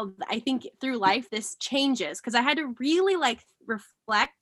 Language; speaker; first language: English; native; English